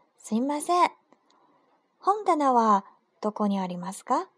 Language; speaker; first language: Japanese; non-native, fluent; Chinese